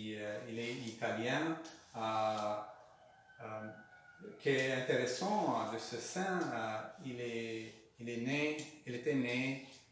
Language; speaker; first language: French; non-native, learner; Spanish